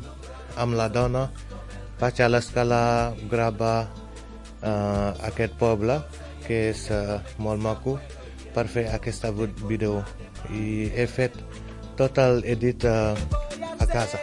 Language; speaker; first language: Catalan; non-native, learner; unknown